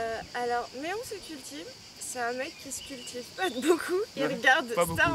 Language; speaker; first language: French; native; French